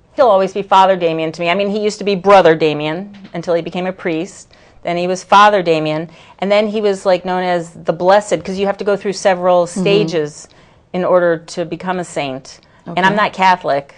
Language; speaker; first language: English; native; English